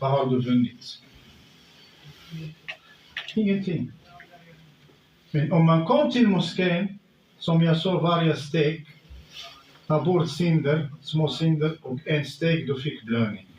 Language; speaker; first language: Swedish; non-native, fluent; Arabic